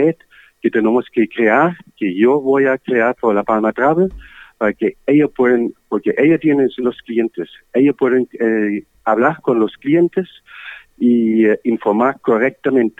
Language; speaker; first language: Spanish; non-native, learner; German